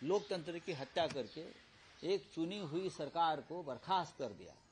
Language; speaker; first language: Hindi; non-native, local second language; Marathi